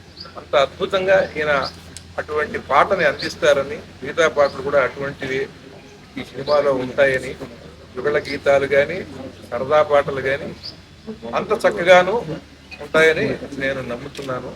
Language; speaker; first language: Telugu; native; Telugu